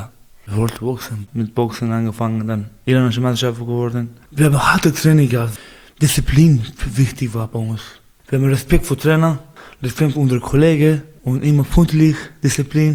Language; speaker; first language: German; non-native, learner; Persian